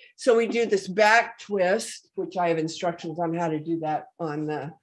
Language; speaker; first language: English; native; English